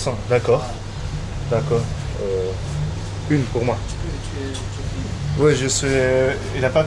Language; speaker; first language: French; non-native, learner; Spanish